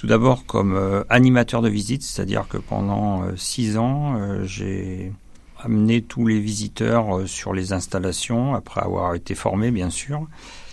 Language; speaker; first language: French; native; French